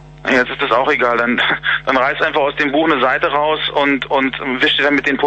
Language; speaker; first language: German; native; German